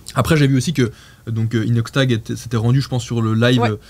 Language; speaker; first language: French; native; French